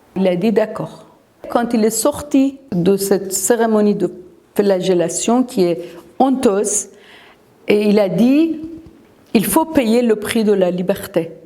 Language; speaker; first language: French; non-native, fluent; Persian